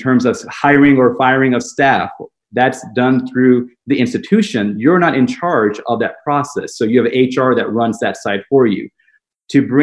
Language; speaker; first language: English; native; English